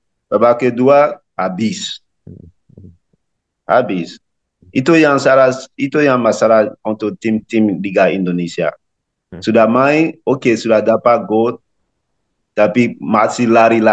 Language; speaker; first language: Indonesian; non-native, learner; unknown